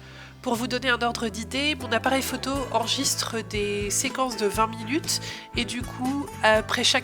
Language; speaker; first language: French; native; French